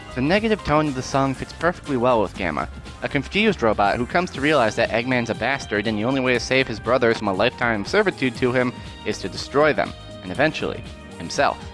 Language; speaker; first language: English; native; English